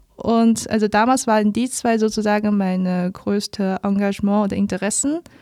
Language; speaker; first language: German; non-native, fluent; Chinese